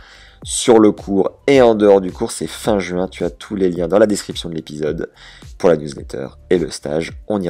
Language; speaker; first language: French; native; French